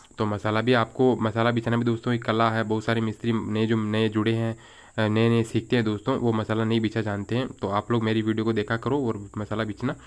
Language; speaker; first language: Hindi; native; Hindi